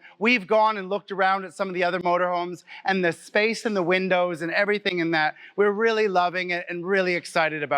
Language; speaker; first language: English; native; English